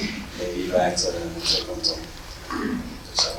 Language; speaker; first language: French; non-native, fluent; English